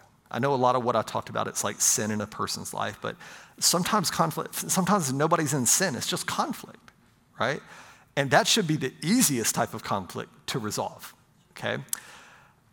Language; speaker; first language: English; native; English